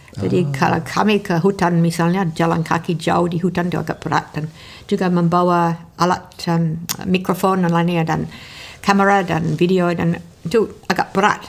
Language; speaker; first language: Indonesian; non-native, fluent; English